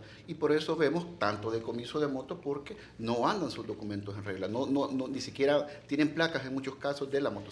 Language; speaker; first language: Spanish; native; Spanish